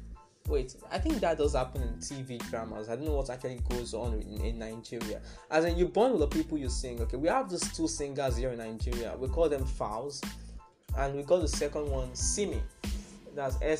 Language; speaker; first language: English; non-native, local second language; Yoruba